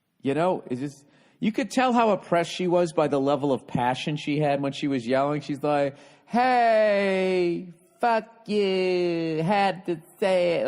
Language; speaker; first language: English; native; English